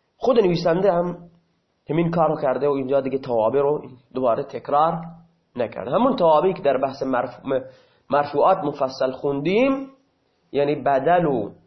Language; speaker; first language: Persian; non-native, local second language; Baluchi